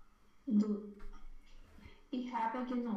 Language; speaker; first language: German; non-native, learner; Romanian